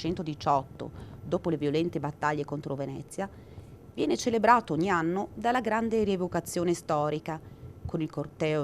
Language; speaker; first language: Italian; native; Italian